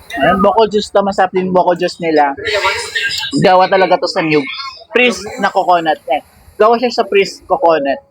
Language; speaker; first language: Filipino; non-native, local second language; Maranao